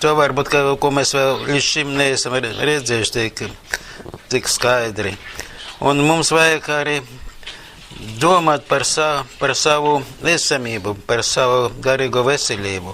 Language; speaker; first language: Latvian; non-native, local second language; Russian